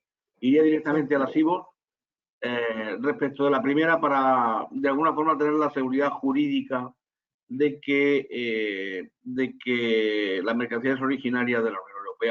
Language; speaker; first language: Spanish; native; Spanish